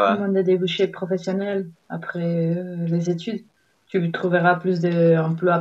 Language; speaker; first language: French; non-native, fluent; Spanish